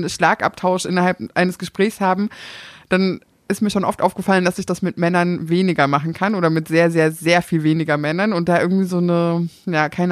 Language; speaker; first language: German; native; German